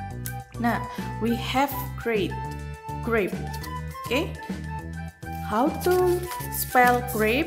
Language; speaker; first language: English; non-native, learner; Indonesian